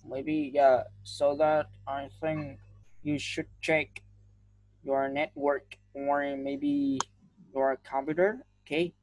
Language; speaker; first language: English; non-native, fluent; Vietnamese